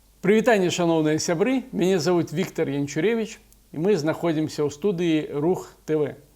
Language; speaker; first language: Belarusian; non-native, local second language; Russian